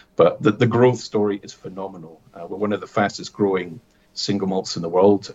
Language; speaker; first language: English; native; English